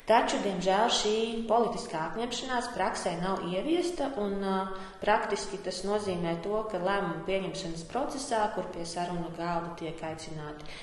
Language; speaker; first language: Latvian; native; Latvian